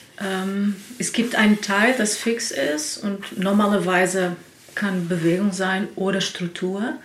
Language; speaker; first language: German; non-native, learner; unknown